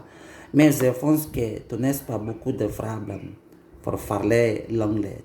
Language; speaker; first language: French; non-native, learner; Indonesian